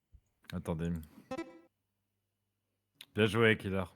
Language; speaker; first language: French; native; French